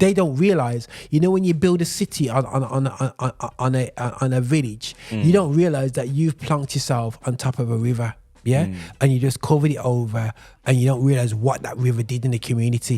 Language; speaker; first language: English; native; English